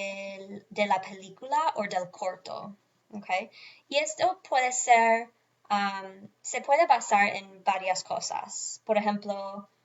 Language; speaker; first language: Spanish; non-native, fluent; English